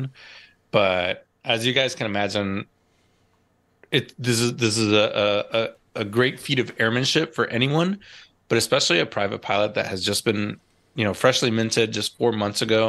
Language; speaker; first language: English; native; English